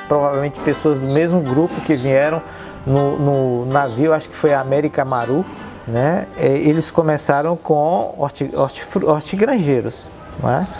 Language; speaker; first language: Portuguese; non-native, fluent; Japanese